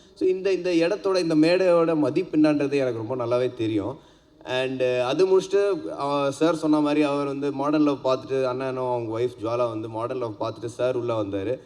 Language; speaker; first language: Tamil; native; Tamil